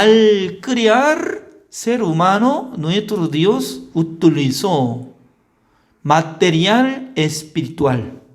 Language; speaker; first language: Spanish; non-native, learner; Korean